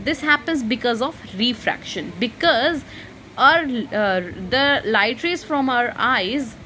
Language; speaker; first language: English; non-native, local second language; Hindi